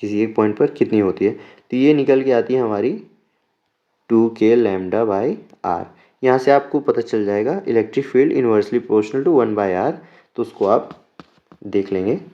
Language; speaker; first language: Hindi; native; Hindi